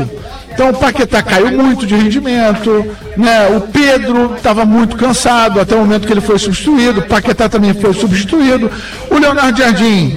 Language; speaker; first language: Portuguese; native; Portuguese